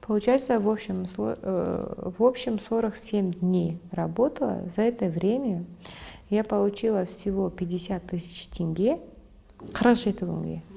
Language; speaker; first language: Russian; non-native, local second language; Kazakh